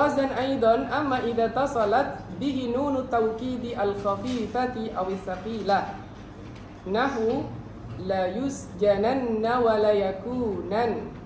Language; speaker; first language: Arabic; non-native, fluent; Indonesian